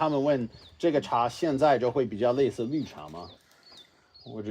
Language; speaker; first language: Chinese; non-native, fluent; English